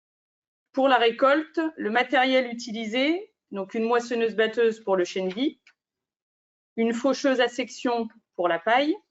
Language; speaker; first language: French; native; French